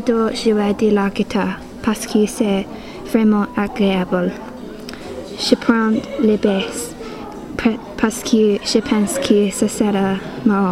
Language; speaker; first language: French; non-native, learner; English